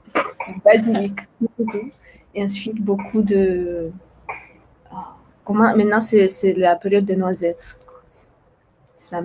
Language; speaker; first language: French; non-native, fluent; Romanian